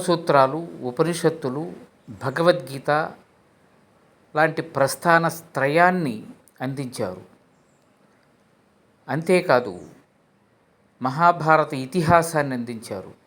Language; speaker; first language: Telugu; native; Telugu